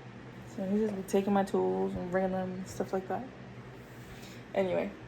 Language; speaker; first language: English; native; English